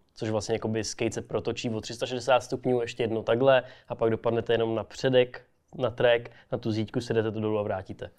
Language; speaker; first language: Czech; native; Czech